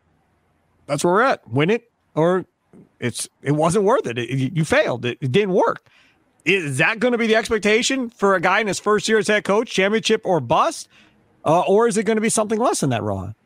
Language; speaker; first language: English; native; English